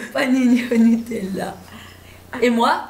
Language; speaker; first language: French; native; French